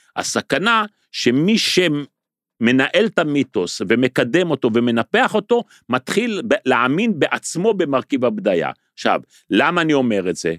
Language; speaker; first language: Hebrew; native; Hebrew